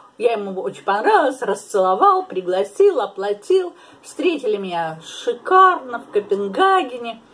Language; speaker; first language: Russian; native; Russian